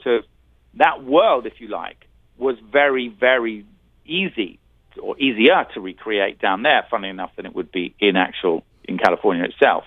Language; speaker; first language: English; native; English